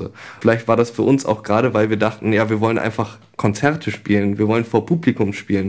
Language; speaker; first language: German; native; German